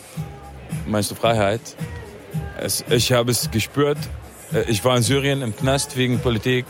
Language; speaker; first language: German; non-native, fluent; Arabic